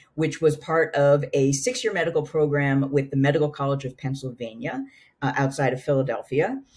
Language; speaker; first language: English; native; English